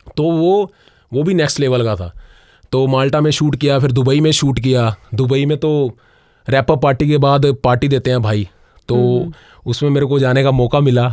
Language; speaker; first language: Hindi; non-native, local second language; Punjabi